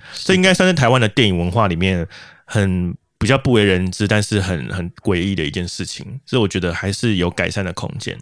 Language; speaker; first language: Chinese; native; Chinese